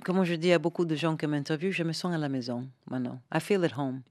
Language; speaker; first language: French; non-native, fluent; English